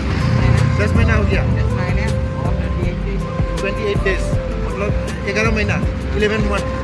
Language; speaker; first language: Hindi; non-native, local second language; Assamese